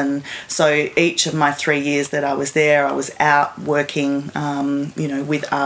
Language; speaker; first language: English; native; English